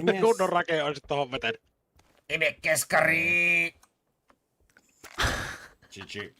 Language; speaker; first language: Finnish; native; Finnish